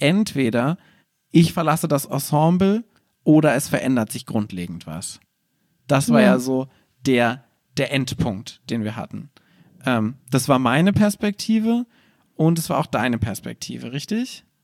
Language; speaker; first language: German; native; German